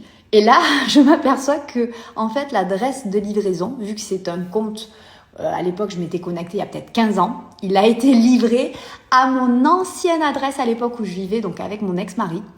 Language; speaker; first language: French; native; French